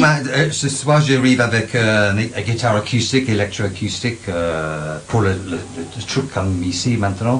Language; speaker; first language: French; non-native, learner; English